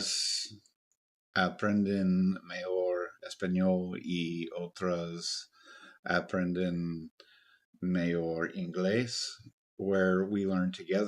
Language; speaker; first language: Spanish; non-native, learner; English